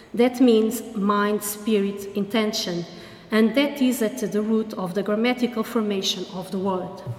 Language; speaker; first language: English; non-native, fluent; Portuguese